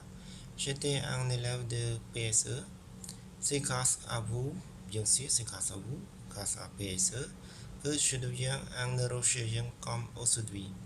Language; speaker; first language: French; non-native, learner; Khmer